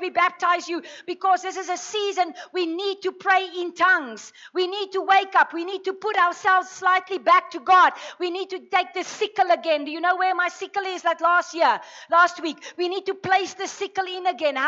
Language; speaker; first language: English; non-native, local second language; Afrikaans